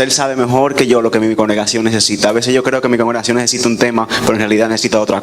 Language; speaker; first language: Spanish; native; Spanish